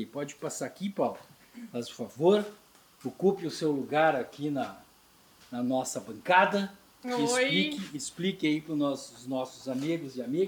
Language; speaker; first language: Portuguese; native; Portuguese